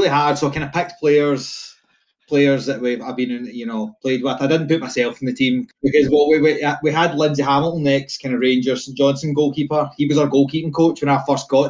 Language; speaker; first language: English; native; English